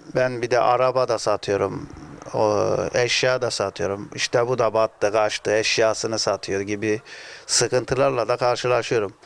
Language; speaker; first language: Turkish; native; Turkish